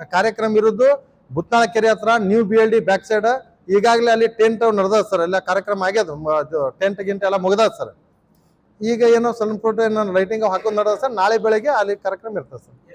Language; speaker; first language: Kannada; non-native, local second language; Lambadi